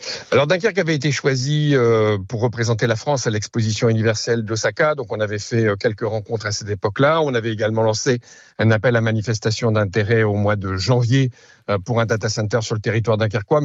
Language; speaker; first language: French; native; French